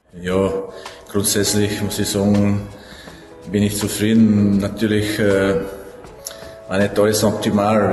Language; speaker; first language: German; non-native, fluent; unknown